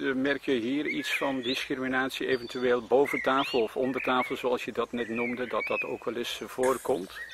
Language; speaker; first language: Dutch; native; Dutch